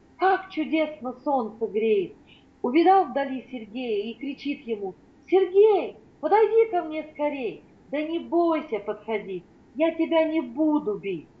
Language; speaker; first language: Russian; native; Russian